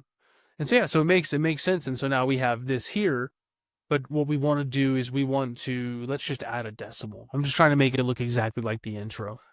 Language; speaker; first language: English; native; English